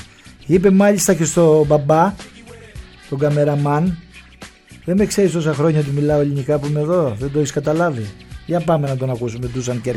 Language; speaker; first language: Greek; native; Greek